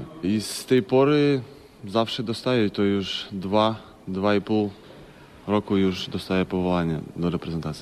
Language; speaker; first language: Polish; non-native, fluent; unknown